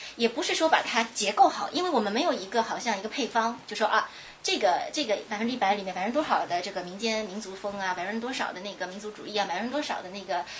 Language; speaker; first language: Chinese; native; Chinese